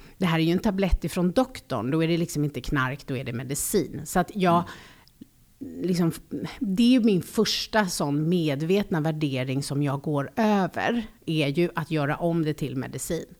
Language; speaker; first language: Swedish; native; Swedish